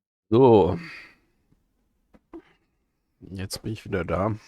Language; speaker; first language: German; native; German